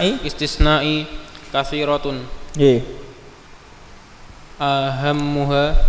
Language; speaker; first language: Arabic; non-native, learner; Indonesian